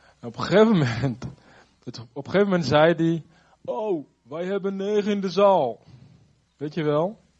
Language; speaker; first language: Dutch; non-native, fluent; Rundi